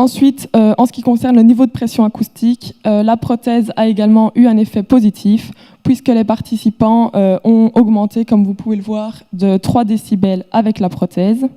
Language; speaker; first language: French; native; French